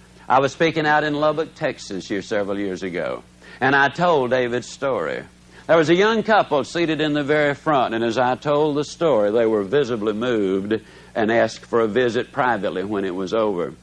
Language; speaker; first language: English; native; English